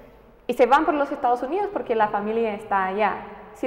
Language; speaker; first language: Spanish; non-native, fluent; English